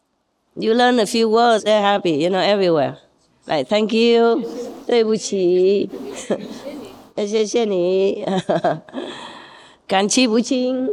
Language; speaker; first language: English; non-native, fluent; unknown